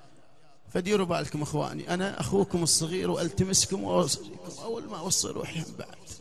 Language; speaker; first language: Arabic; native; Arabic